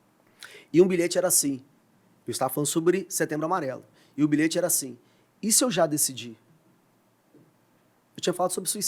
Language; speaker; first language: Portuguese; native; Portuguese